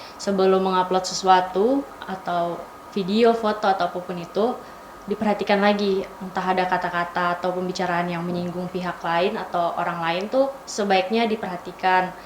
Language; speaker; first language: Indonesian; native; Indonesian